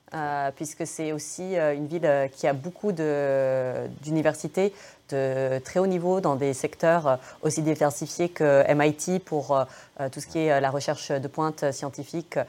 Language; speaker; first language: French; early bilingual, other home language; English